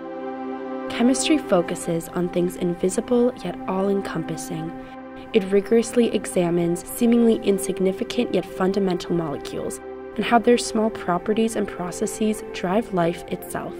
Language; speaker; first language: English; native; English